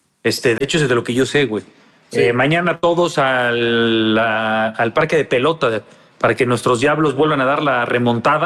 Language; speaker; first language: Spanish; native; Spanish